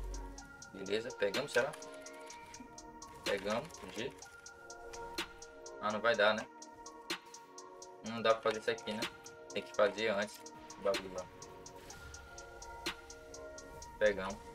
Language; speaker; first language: Portuguese; native; Portuguese